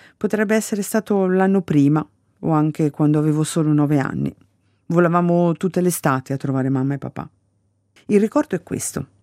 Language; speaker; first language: Italian; early bilingual, other home language; Galician